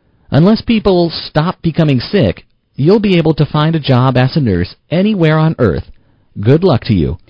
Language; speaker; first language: English; native; English